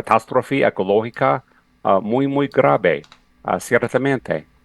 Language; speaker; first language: Spanish; non-native, fluent; English